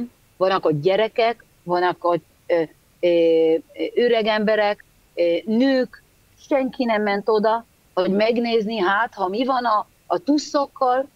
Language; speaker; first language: Hungarian; early bilingual, heritage; Hebrew